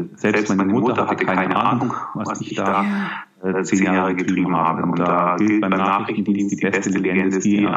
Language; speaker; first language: German; native; German